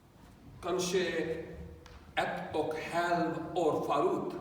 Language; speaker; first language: Swedish; non-native, learner; Urdu